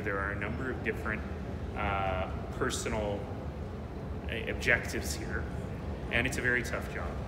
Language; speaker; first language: English; native; English